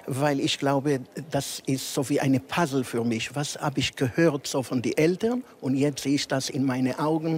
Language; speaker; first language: German; early bilingual, heritage; Hebrew